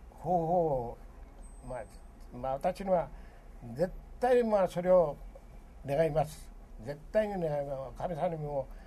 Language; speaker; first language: Japanese; early bilingual, other home language; Korean